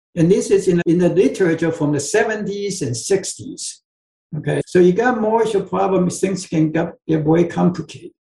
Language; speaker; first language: English; non-native, fluent; Chinese